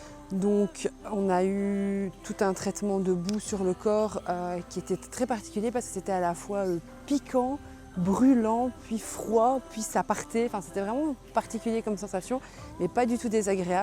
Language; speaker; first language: French; native; French